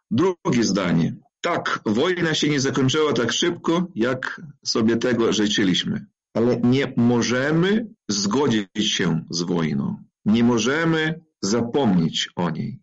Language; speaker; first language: Polish; non-native, fluent; Ukrainian